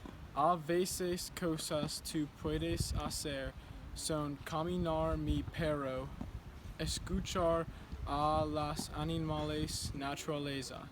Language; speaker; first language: Spanish; non-native, learner; English